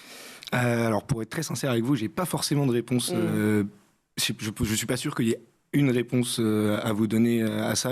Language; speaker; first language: French; native; French